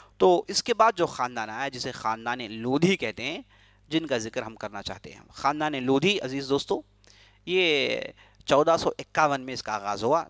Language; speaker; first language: Urdu; native; Urdu